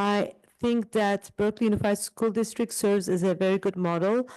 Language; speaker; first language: English; non-native, fluent; Turkish